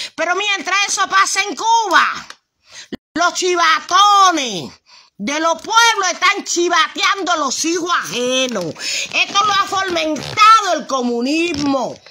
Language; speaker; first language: Spanish; native; Spanish